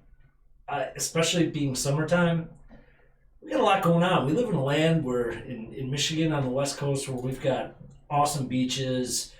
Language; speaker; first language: English; native; English